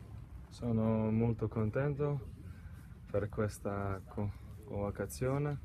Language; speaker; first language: Italian; non-native, learner; Latvian